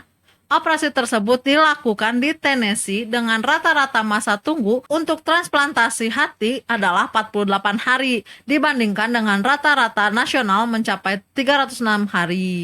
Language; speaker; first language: Indonesian; native; Indonesian